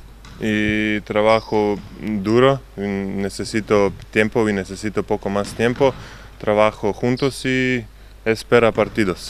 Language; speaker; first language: Spanish; non-native, learner; Serbian